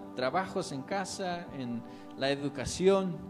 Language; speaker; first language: Spanish; non-native, fluent; English